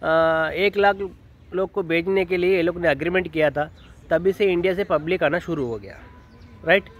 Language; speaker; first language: Hindi; non-native, local second language; Telugu